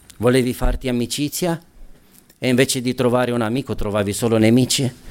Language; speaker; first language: Italian; non-native, fluent; Romanian